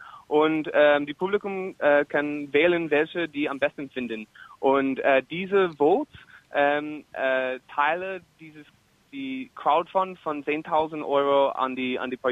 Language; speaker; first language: German; non-native, fluent; English